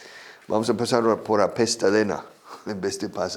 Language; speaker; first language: Spanish; non-native, fluent; English